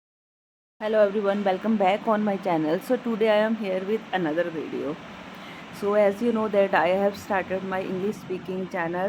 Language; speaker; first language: English; non-native, learner; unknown